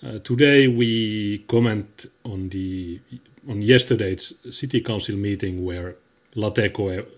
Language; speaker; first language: English; non-native, fluent; Finnish